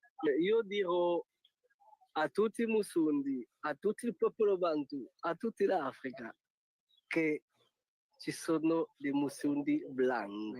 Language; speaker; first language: Italian; non-native, fluent; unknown